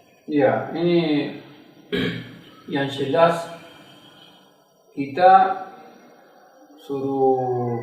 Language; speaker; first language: Indonesian; non-native, fluent; Spanish